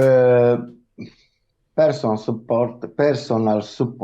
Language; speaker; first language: English; non-native, learner; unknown